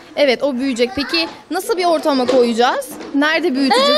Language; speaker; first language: Turkish; native; Turkish